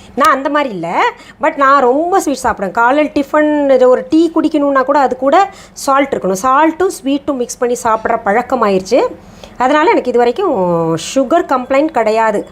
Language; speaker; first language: Tamil; non-native, fluent; Hindi